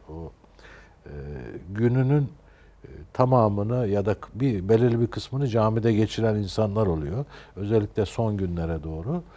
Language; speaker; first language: Turkish; native; Turkish